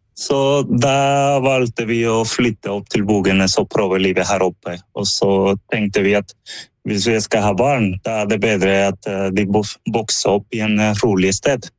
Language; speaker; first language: Norwegian; non-native, fluent; Spanish